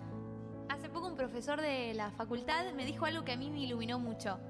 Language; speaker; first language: Spanish; native; Spanish